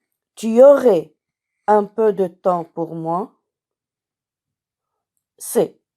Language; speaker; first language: French; non-native, local second language; Arabic